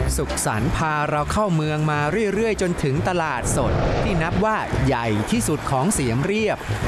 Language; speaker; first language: Thai; native; Thai